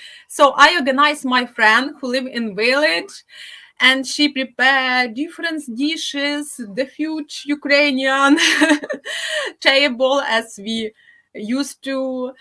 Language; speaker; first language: English; non-native, fluent; Ukrainian